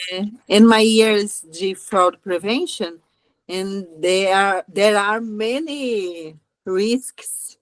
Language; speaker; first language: English; non-native, learner; Portuguese